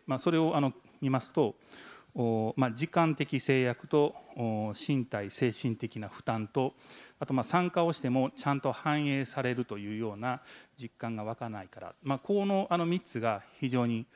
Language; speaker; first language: Japanese; native; Japanese